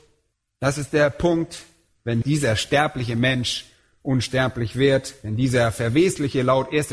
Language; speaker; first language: German; native; German